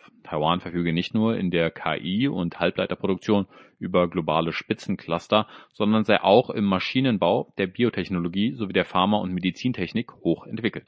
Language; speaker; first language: German; native; German